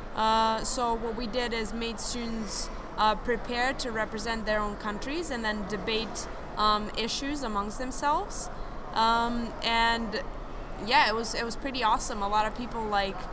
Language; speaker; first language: English; non-native, fluent; Serbian